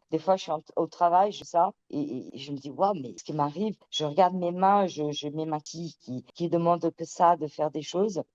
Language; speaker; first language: French; early bilingual, other home language; Portuguese